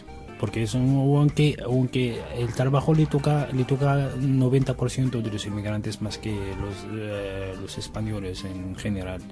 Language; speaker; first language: Spanish; non-native, learner; Arabic